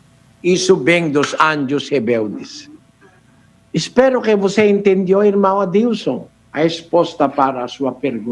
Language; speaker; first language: Portuguese; non-native, learner; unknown